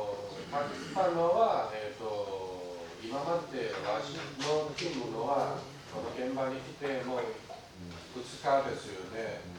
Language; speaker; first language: Japanese; non-native, learner; Chinese